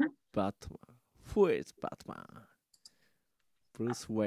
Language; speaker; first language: English; non-native, learner; Japanese